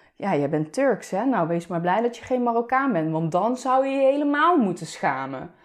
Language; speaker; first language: Dutch; early bilingual, other home language; Turkish